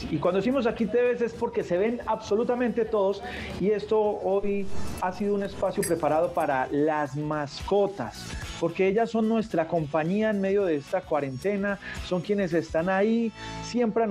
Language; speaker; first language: Spanish; native; Spanish